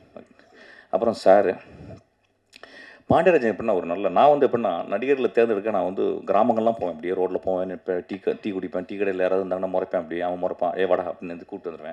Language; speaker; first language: Tamil; native; Tamil